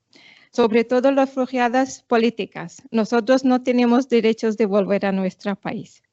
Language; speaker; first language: Spanish; non-native, fluent; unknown